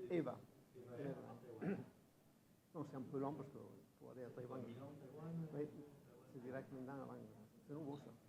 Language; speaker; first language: French; non-native, fluent; Italian